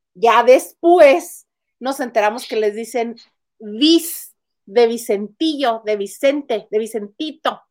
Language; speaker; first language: Spanish; native; Spanish